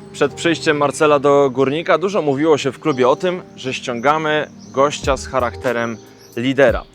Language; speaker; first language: Polish; native; Polish